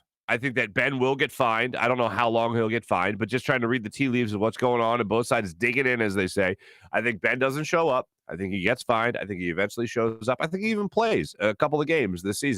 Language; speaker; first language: English; native; English